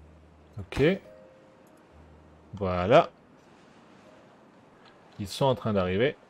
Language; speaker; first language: French; native; French